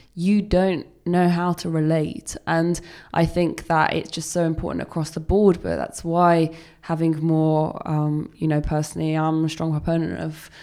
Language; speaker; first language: English; native; English